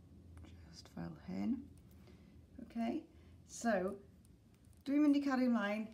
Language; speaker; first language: Welsh; non-native, local second language; English